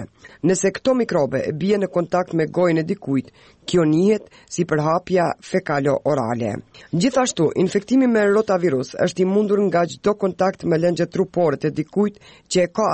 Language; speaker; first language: Albanian; native; Albanian